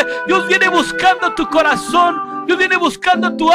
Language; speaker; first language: Spanish; native; Spanish